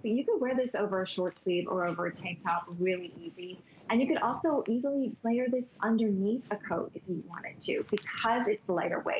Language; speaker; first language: English; native; English